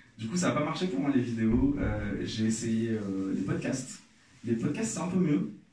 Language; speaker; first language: French; non-native, local second language; Arabic